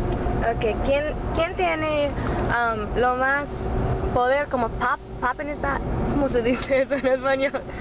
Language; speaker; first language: Spanish; non-native, learner; English